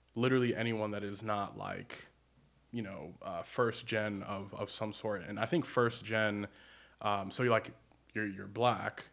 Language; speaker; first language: English; early bilingual, other home language; Yoruba